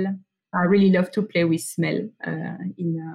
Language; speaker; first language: English; non-native, fluent; French